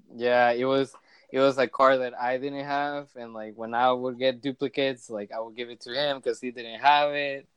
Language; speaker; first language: English; early bilingual, other home language; Spanish